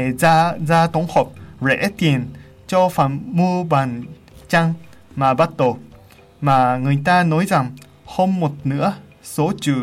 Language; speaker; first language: Vietnamese; non-native, fluent; Japanese